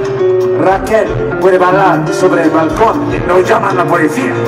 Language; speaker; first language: Spanish; non-native, fluent; French